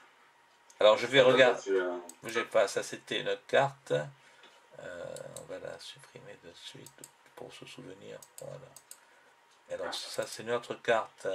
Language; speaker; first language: French; native; French